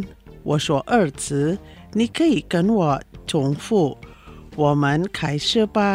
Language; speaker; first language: Chinese; non-native, fluent; Indonesian